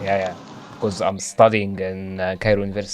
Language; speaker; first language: English; non-native, learner; Arabic